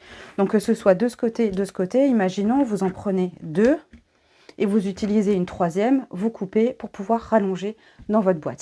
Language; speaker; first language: French; native; French